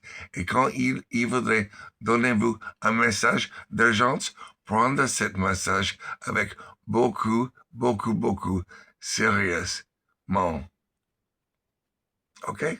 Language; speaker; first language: French; non-native, learner; English